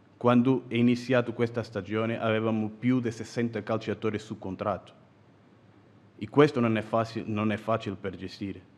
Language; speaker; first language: Italian; non-native, fluent; Portuguese